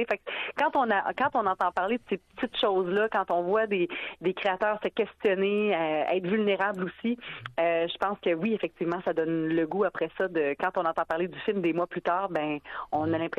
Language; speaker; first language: French; native; French